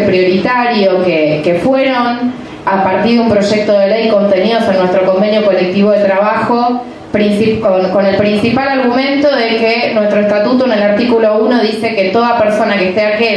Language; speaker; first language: Spanish; native; Spanish